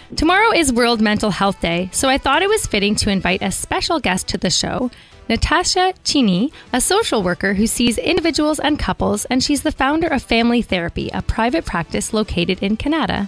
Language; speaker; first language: English; early bilingual, other home language; Italian